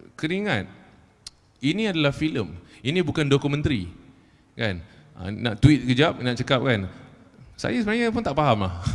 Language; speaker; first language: Malay; native; Malay